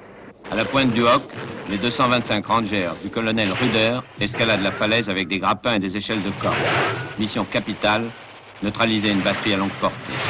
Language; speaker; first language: French; native; French